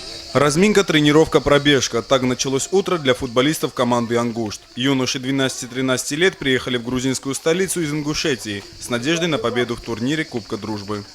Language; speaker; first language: Russian; native; Russian